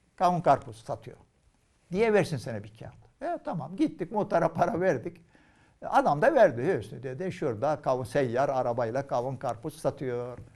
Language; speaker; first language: Turkish; non-native, fluent; Arabic